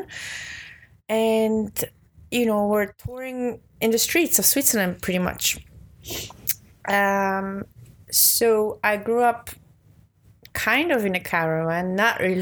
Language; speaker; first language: English; non-native, fluent; Swiss German